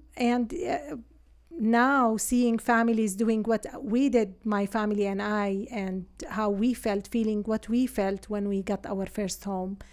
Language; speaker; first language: English; non-native, fluent; Arabic